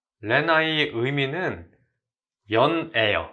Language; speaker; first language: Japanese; non-native, learner; Korean